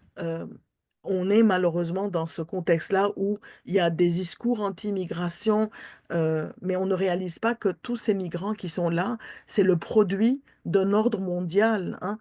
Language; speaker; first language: French; non-native, local second language; Armenian